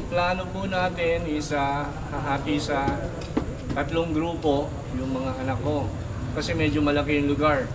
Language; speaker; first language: Filipino; native; Filipino